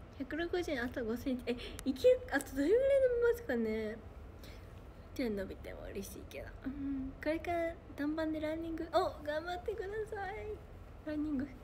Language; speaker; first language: Japanese; native; Japanese